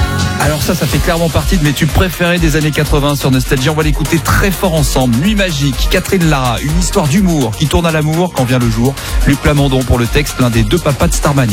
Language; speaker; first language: French; native; French